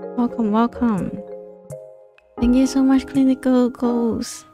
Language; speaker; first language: English; native; English